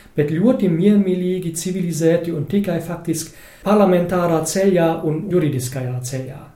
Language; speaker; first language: Latvian; non-native, fluent; German